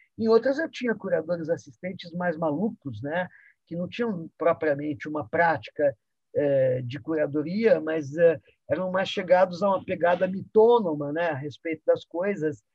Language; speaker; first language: Portuguese; early bilingual, other home language; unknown